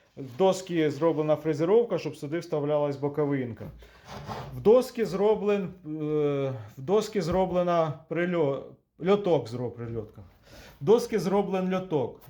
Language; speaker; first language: Ukrainian; native; Ukrainian